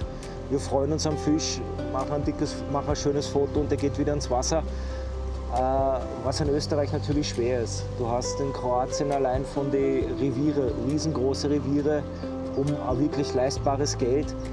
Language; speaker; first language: German; native; German